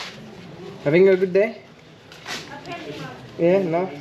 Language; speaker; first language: English; non-native, learner; French